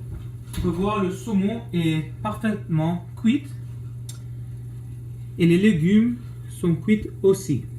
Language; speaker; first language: French; non-native, local second language; English